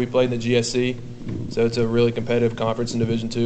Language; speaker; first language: English; native; English